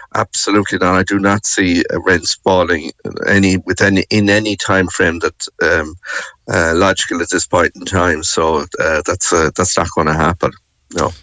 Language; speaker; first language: English; native; English